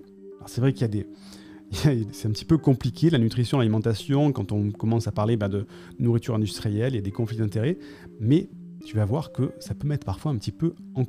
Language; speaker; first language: French; native; French